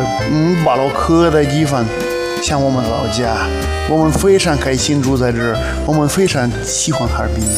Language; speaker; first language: Chinese; non-native, learner; Russian